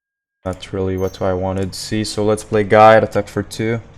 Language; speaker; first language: English; non-native, fluent; French